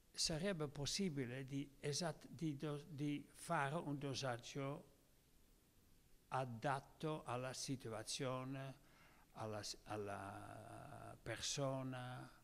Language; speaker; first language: Italian; non-native, learner; Dutch